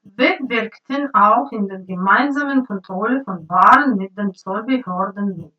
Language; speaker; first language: German; non-native, learner; Ukrainian